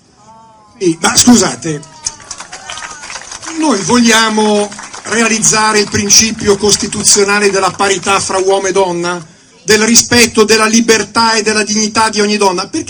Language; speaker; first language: Italian; native; Italian